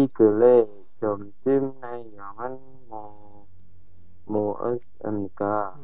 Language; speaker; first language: Korean; non-native, learner; Indonesian